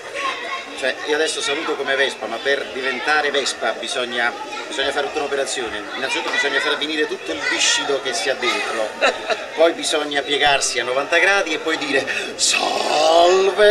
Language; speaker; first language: Italian; native; Italian